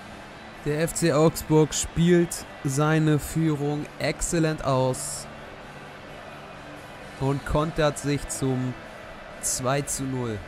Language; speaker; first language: German; native; German